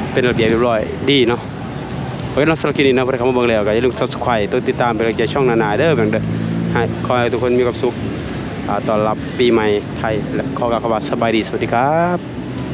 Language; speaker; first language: Thai; native; Thai